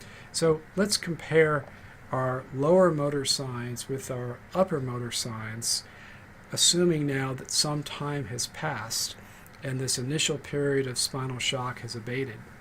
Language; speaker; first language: English; native; English